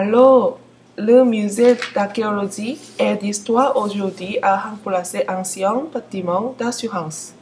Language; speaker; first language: French; non-native, learner; Korean